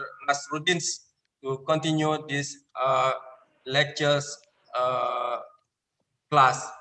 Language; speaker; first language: English; non-native, learner; Indonesian